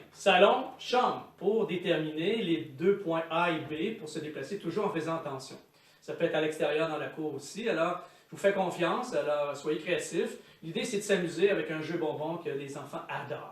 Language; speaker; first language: French; native; French